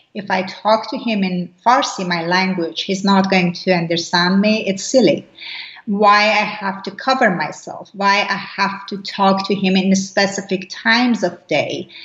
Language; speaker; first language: English; non-native, fluent; Persian